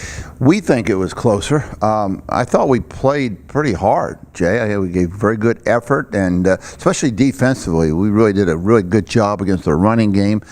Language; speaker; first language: English; native; English